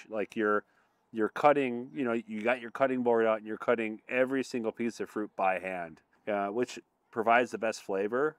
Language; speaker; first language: English; native; English